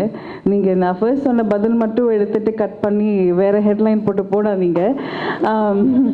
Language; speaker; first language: Tamil; early bilingual, heritage; Tamil